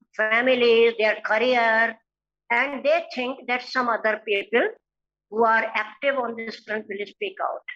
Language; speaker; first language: English; non-native, local second language; Hindi